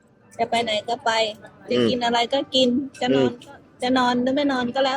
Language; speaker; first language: Thai; native; Thai